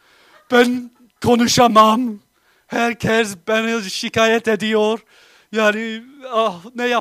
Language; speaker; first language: Turkish; non-native, fluent; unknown